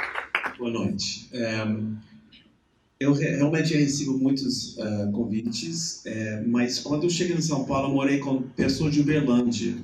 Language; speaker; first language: Portuguese; non-native, fluent; English